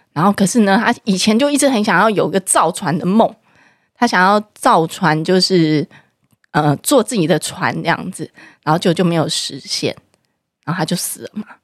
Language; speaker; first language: Chinese; native; Chinese